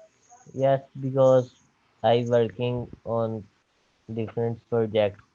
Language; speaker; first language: English; non-native, learner; Urdu